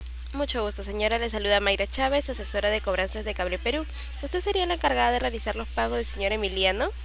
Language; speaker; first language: Spanish; native; Spanish